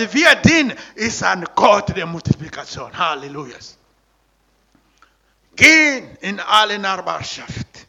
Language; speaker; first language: German; non-native, learner; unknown